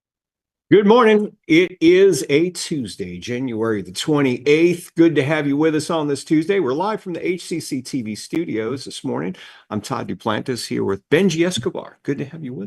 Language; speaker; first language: English; native; English